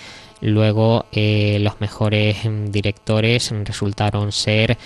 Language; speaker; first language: Spanish; native; Spanish